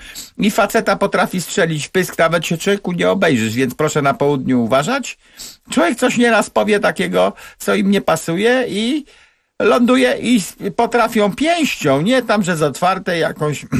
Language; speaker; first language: Polish; native; Polish